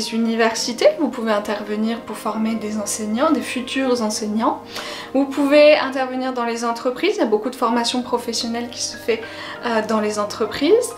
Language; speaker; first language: French; native; French